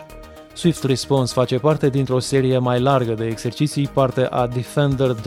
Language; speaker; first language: Romanian; native; Romanian